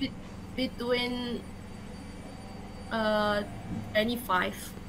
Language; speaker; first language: English; non-native, learner; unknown